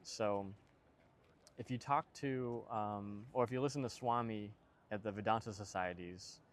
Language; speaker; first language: English; native; English